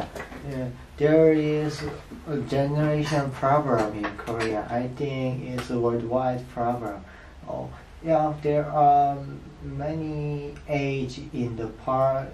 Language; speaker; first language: English; non-native, learner; Korean